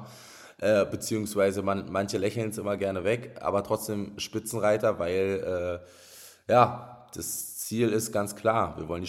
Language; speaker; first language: German; native; German